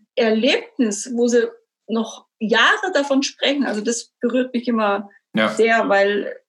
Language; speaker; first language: German; native; German